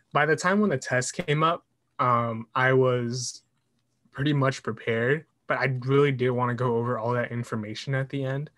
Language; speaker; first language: English; native; English